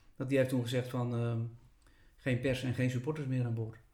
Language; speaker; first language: Dutch; native; Dutch